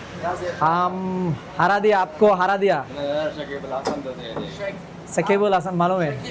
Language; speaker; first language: Hindi; non-native, learner; Bangla